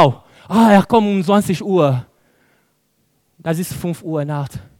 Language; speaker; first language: German; non-native, fluent; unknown